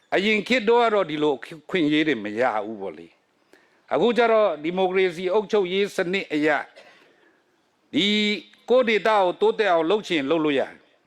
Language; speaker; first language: Burmese; non-native, local second language; Pa'o Karen